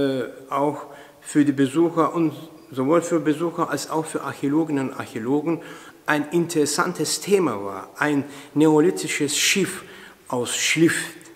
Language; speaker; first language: German; non-native, fluent; Turkish